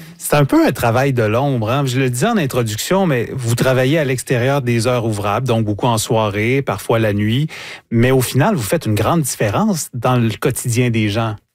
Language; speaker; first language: French; native; French